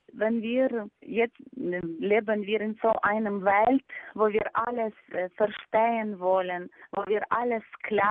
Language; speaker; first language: German; non-native, fluent; Ukrainian